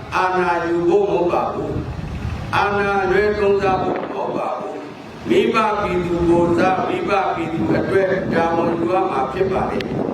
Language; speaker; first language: Burmese; non-native, local second language; Pa'o Karen